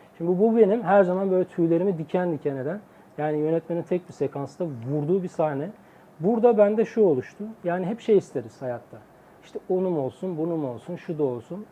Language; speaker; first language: Turkish; native; Turkish